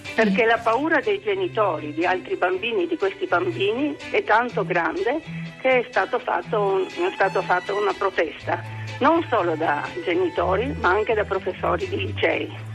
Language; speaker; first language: Italian; non-native, local second language; Slovenian